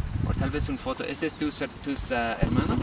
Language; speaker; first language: Spanish; non-native, learner; English